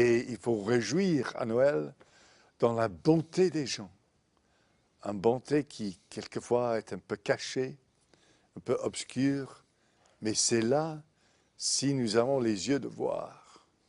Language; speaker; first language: French; non-native, fluent; English